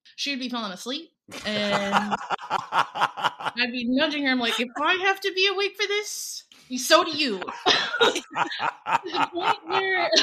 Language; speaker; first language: English; early bilingual, other home language; Filipino